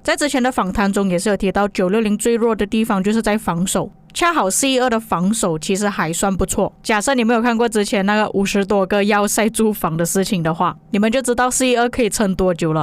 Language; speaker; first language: Chinese; native; Chinese